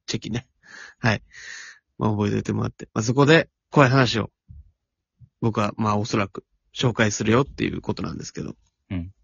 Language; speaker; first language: Japanese; native; Japanese